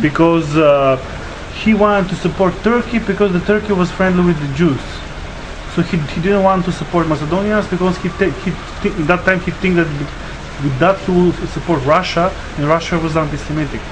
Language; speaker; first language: English; non-native, learner; Macedonian